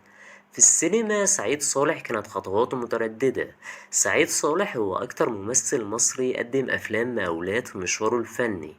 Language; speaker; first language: Arabic; native; Arabic